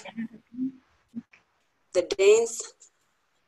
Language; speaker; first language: English; non-native, local second language; Kinyarwanda